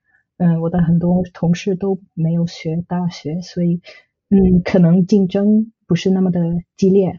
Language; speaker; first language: Chinese; non-native, fluent; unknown